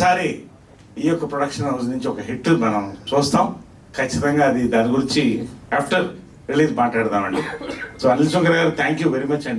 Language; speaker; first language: Telugu; native; Telugu